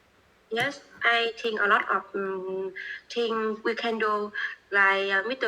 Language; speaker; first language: English; non-native, learner; Vietnamese